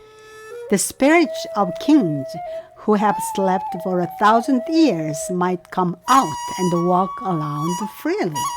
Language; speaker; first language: English; non-native, fluent; Korean